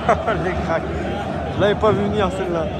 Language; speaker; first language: French; native; French